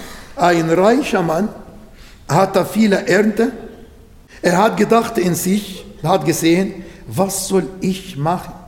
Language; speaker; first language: German; non-native, learner; Arabic